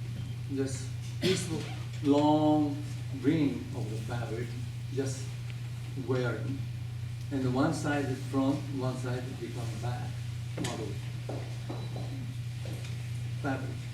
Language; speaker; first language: English; non-native, fluent; Japanese